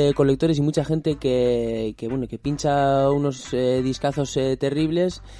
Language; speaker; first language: Spanish; native; Spanish